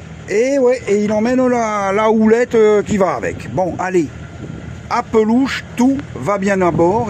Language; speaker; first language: French; native; French